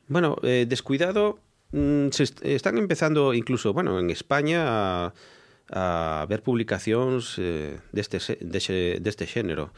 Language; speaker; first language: Galician; non-native, local second language; Spanish